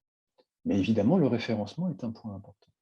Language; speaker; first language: French; native; French